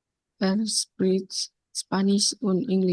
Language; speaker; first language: German; non-native, learner; Indonesian